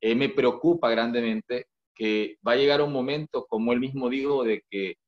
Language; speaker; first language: Spanish; native; Spanish